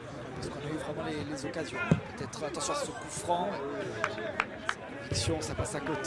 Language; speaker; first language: French; native; French